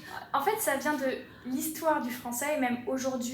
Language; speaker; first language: French; native; French